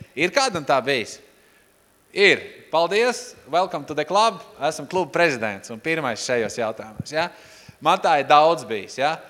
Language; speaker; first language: Latvian; non-native, local second language; Russian